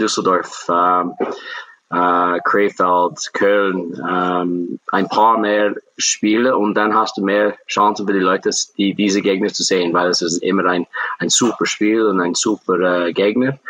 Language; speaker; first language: German; non-native, fluent; English